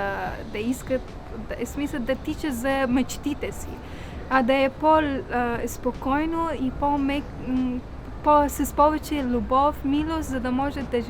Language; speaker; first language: Bulgarian; non-native, learner; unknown